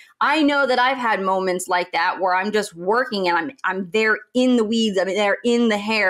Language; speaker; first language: English; native; English